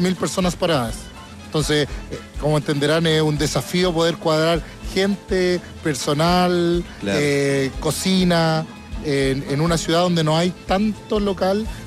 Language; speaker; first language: Spanish; native; Spanish